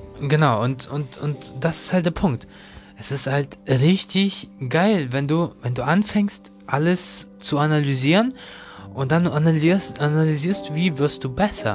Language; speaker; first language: German; non-native, learner; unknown